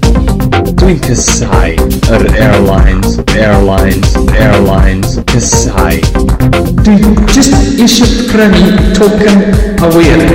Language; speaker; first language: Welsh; non-native, learner; English